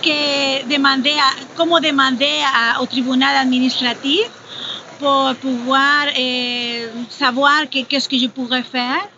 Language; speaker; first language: French; non-native, fluent; Spanish